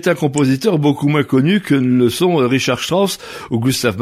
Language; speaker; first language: French; native; French